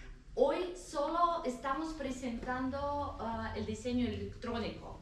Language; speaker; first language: Spanish; non-native, fluent; Ukrainian